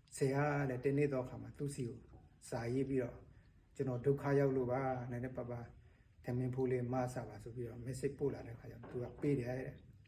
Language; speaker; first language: Burmese; non-native, local second language; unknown